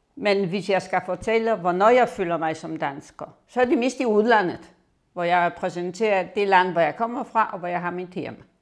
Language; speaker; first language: Danish; non-native, fluent; Polish